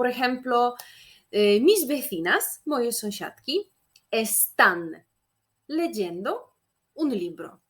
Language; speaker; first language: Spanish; non-native, fluent; Polish